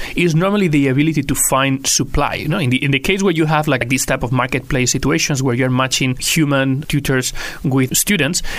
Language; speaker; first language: English; non-native, local second language; Cantonese